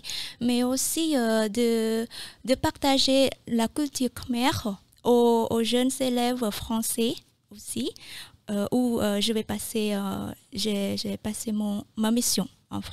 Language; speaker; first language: French; non-native, fluent; Khmer